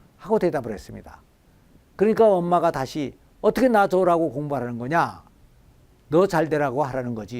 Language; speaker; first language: Korean; native; Korean